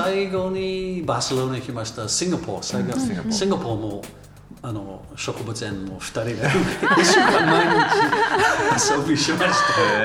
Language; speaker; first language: Japanese; non-native, learner; English